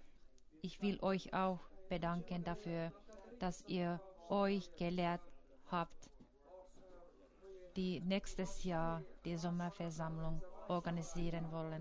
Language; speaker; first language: German; non-native, fluent; Finnish